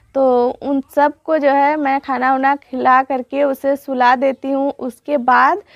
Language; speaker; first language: Hindi; native; Hindi